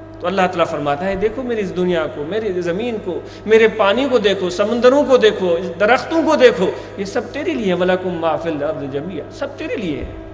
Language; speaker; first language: Urdu; non-native, local second language; Sindhi